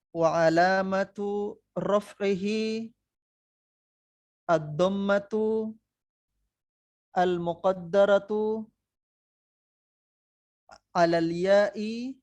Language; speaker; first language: Arabic; non-native, fluent; Indonesian